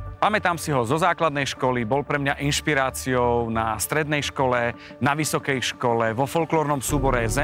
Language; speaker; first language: Slovak; native; Slovak